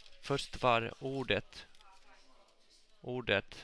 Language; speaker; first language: Swedish; non-native, local second language; Finnish